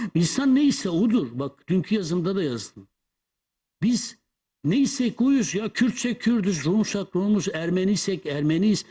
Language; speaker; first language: Turkish; non-native, local second language; Kurdish